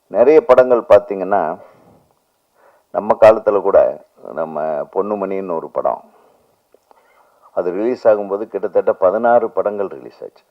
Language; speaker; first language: Tamil; native; Tamil